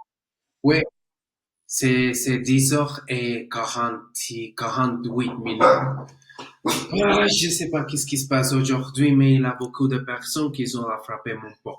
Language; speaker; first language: French; non-native, learner; Spanish